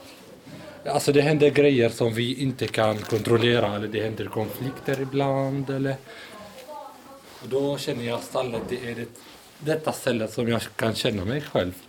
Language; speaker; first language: Swedish; early bilingual, other home language; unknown